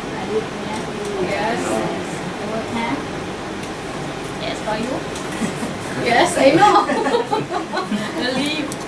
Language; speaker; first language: English; non-native, learner; Thai